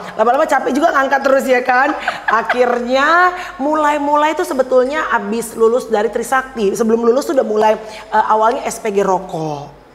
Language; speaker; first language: Indonesian; native; Indonesian